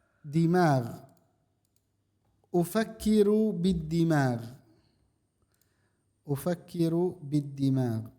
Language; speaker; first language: Arabic; non-native, fluent; Indonesian